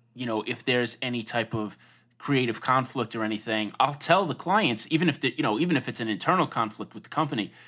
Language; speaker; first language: English; native; English